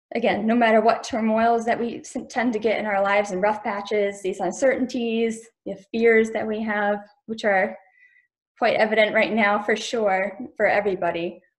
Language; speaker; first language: English; native; English